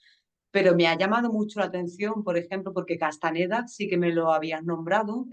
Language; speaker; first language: Spanish; native; Spanish